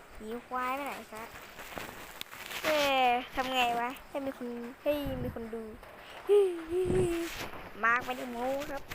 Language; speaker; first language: Thai; native; Thai